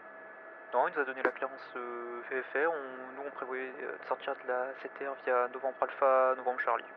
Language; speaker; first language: French; native; French